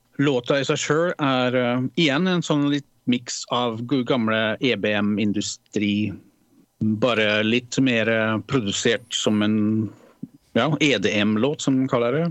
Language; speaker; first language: Norwegian; early bilingual, other home language; Polish